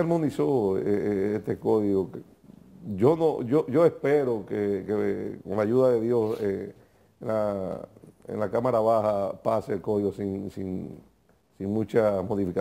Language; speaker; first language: Spanish; native; Spanish